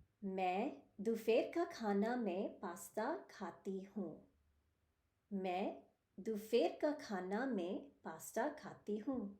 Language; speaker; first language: Hindi; early bilingual, heritage; Hindi